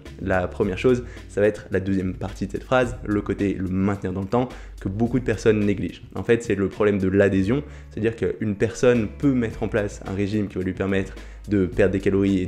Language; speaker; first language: French; native; French